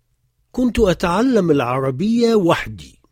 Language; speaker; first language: Arabic; non-native, fluent; French